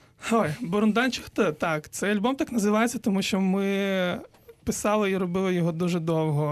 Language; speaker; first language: Ukrainian; non-native, local second language; Crimean Tatar